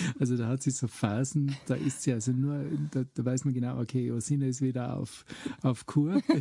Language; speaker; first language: German; native; German